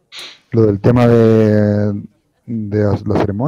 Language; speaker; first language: Spanish; native; Spanish